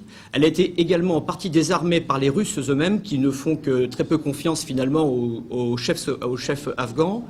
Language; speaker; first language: French; native; French